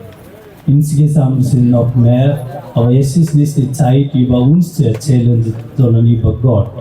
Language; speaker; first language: German; non-native, fluent; Telugu